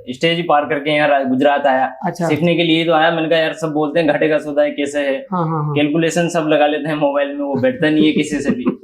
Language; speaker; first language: Hindi; native; Hindi